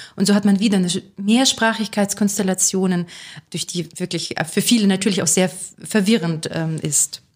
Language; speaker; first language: German; early bilingual, other home language; Russian